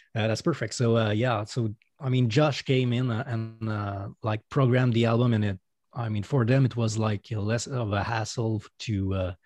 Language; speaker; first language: English; non-native, fluent; French